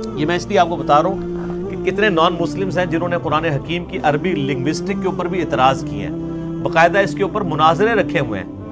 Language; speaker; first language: Urdu; non-native, local second language; Punjabi